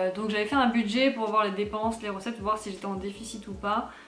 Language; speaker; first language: French; native; French